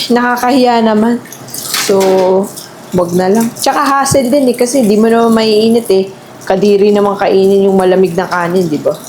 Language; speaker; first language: Filipino; native; Filipino